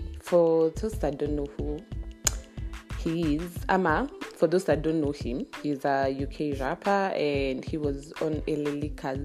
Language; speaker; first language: English; non-native, local second language; Swahili